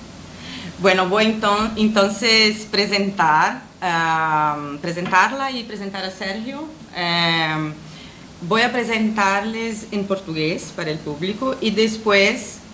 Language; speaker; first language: Spanish; non-native, fluent; Portuguese